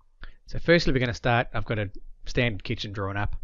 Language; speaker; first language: English; native; English